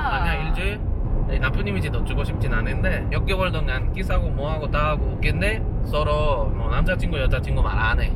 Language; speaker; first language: Korean; non-native, learner; Spanish